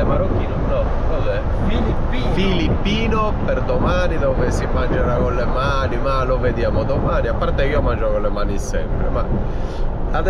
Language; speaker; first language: Italian; native; Italian